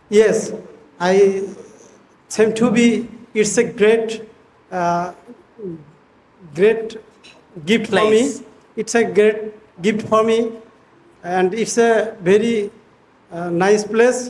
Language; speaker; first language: English; non-native, learner; Bangla